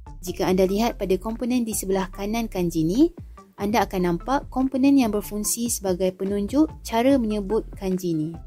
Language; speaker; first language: Malay; native; Malay